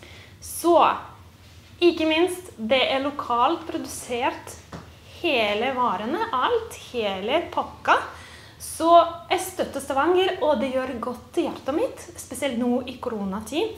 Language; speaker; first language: Norwegian; non-native, fluent; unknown